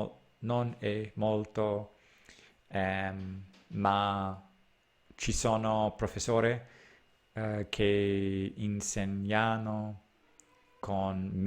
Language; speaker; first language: Italian; non-native, learner; English